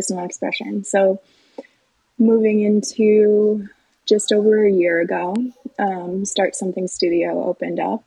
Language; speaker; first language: English; native; English